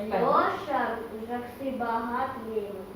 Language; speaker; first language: Kazakh; non-native, local second language; Russian